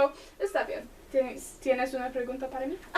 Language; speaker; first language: Spanish; non-native, learner; English